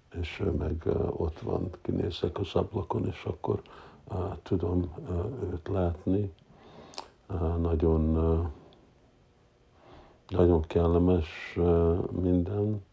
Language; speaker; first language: Hungarian; early bilingual, heritage; Hungarian